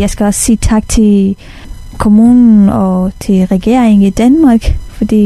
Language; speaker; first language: Danish; non-native, fluent; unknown